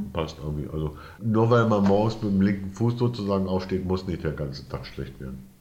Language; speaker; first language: German; native; German